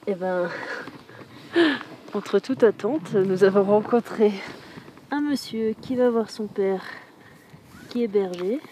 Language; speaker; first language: French; native; French